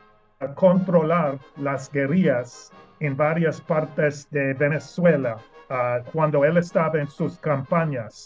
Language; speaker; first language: Spanish; non-native, learner; English